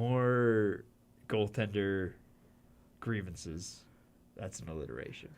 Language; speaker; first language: English; native; English